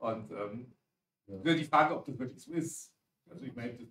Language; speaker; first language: German; native; German